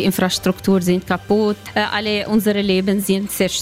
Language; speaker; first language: German; non-native, learner; Arabic